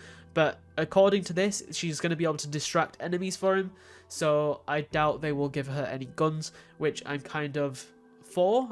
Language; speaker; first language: English; native; English